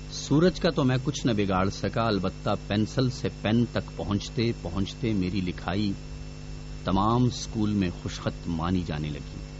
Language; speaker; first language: Urdu; non-native, local second language; Pashto